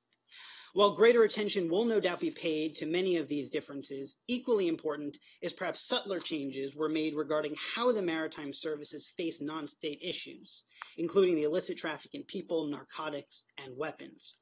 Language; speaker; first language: English; native; English